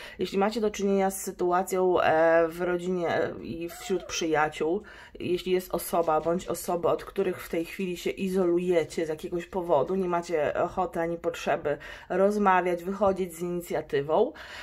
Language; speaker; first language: Polish; native; Polish